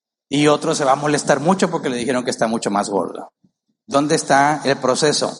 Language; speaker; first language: Spanish; native; Spanish